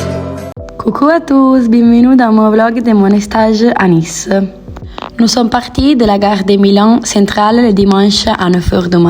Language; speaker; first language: French; non-native, learner; Italian